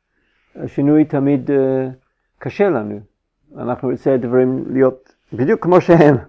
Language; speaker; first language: Hebrew; non-native, fluent; English